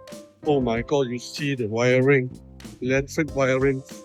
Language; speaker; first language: English; non-native, local second language; Chinese